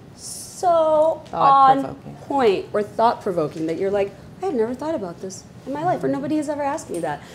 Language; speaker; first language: English; non-native, local second language; Bangla